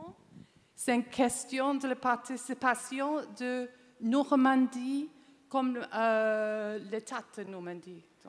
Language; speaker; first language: French; non-native, learner; English